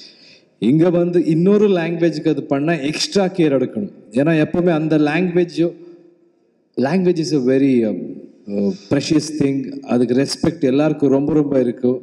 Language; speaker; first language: Tamil; non-native, learner; Kannada